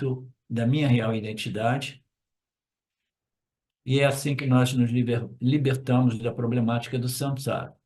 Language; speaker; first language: Portuguese; native; Portuguese